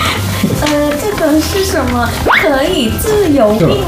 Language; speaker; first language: Chinese; non-native, fluent; Thai